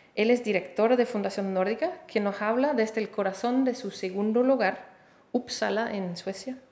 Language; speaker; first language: Spanish; non-native, fluent; Danish